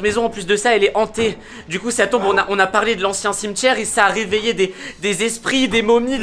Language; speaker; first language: French; native; French